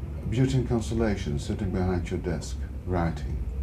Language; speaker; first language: English; non-native, fluent; Dutch